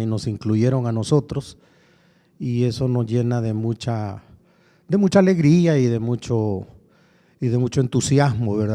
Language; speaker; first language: Spanish; native; Spanish